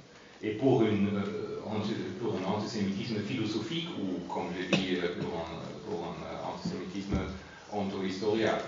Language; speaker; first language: French; non-native, fluent; German